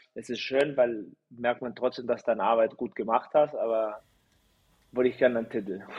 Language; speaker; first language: German; early bilingual, heritage; Spanish